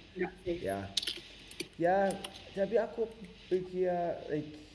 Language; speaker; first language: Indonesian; non-native, learner; English